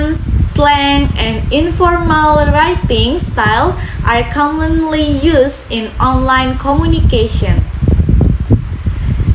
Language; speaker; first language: English; non-native, local second language; Indonesian